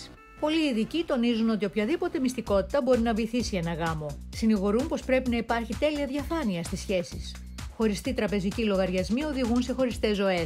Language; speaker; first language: Greek; native; Greek